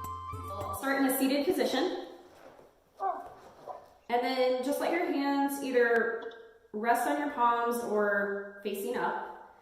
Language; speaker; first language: English; native; English